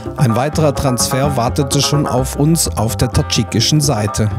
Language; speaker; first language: German; native; German